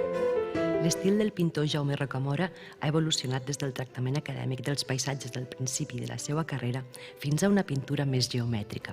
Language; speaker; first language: Catalan; native; Catalan